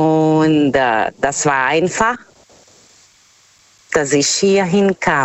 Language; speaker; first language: German; non-native, fluent; Portuguese